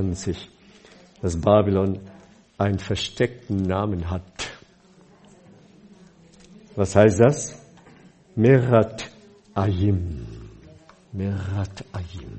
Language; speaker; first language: German; non-native, fluent; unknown